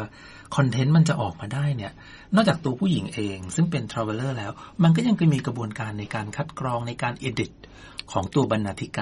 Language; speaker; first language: Thai; native; Thai